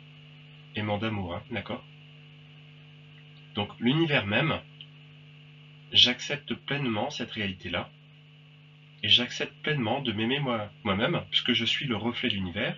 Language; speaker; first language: French; native; French